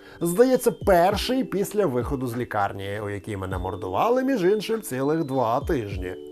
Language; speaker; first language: Ukrainian; native; Ukrainian